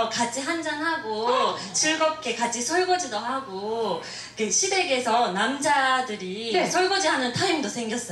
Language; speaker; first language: Korean; non-native, fluent; English